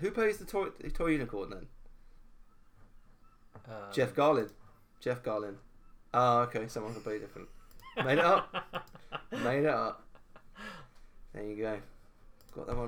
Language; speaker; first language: English; native; English